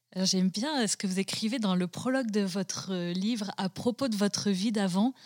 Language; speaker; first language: French; native; French